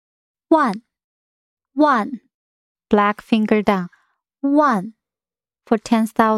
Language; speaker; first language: English; non-native, fluent; Chinese